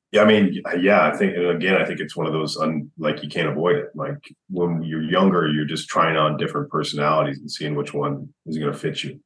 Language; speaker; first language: English; native; English